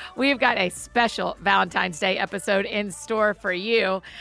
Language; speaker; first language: English; native; English